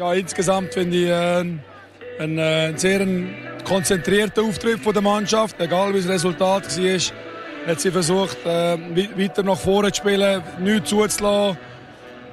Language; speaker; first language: German; native; German